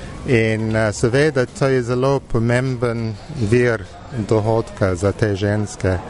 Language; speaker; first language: Slovenian; non-native, fluent; English